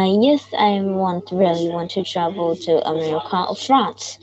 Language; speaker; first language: English; non-native, learner; Vietnamese